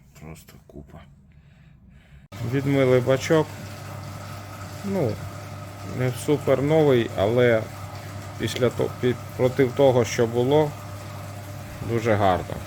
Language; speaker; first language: Ukrainian; native; Ukrainian